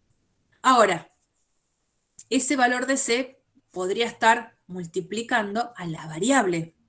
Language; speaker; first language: Spanish; native; Spanish